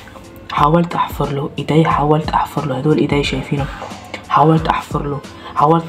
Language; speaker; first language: Arabic; native; Arabic